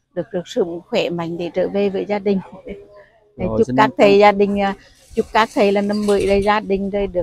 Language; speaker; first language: Vietnamese; native; Vietnamese